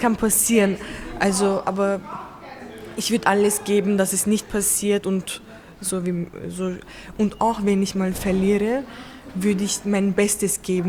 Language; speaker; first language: German; early bilingual, other home language; Turkish